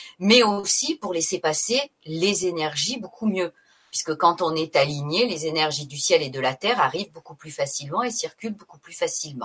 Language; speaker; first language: French; native; French